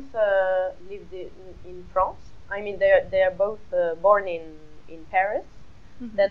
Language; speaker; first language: English; non-native, fluent; French